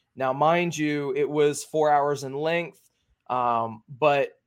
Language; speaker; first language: English; native; English